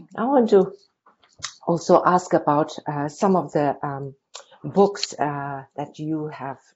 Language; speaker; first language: English; non-native, local second language; Tibetan